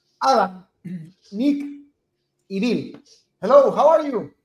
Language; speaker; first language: English; non-native, learner; Spanish